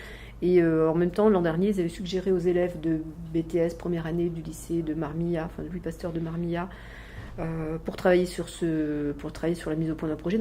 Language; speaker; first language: French; native; French